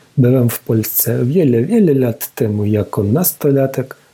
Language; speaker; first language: Polish; non-native, learner; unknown